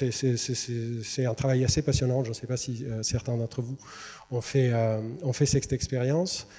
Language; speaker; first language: French; non-native, fluent; Italian